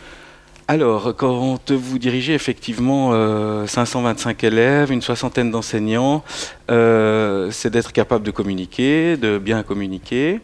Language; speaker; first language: French; native; French